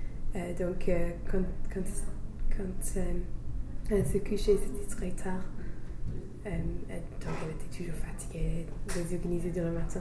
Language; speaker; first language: French; non-native, learner; English